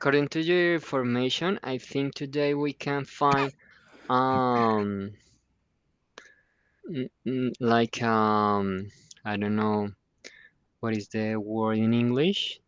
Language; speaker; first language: English; non-native, fluent; Spanish